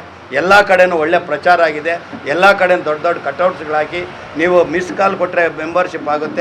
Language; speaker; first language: Kannada; native; Kannada